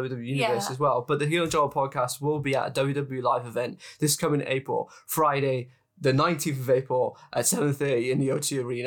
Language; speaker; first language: English; native; English